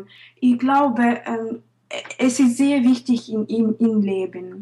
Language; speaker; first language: German; non-native, fluent; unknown